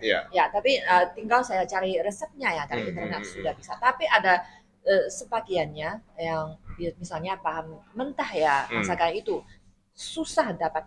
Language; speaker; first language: Indonesian; non-native, fluent; Chinese